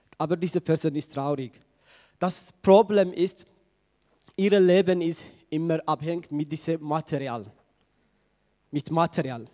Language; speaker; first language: German; non-native, learner; Tigrinya